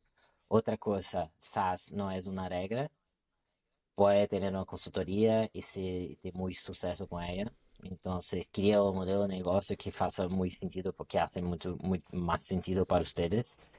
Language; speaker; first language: Spanish; non-native, local second language; Portuguese